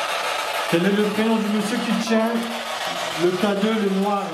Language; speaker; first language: French; native; French